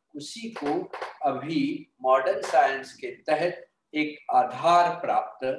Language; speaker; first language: Hindi; non-native, local second language; Marathi